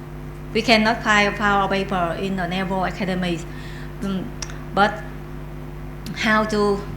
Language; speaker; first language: English; non-native, learner; Vietnamese